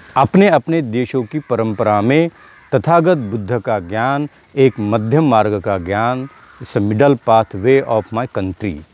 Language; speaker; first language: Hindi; non-native, local second language; Marathi